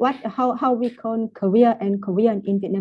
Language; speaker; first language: English; non-native, fluent; Vietnamese